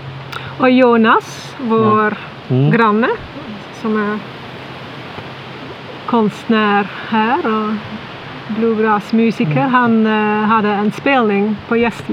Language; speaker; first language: Swedish; non-native, fluent; Dutch